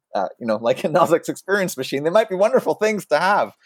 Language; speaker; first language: English; early bilingual, other home language; French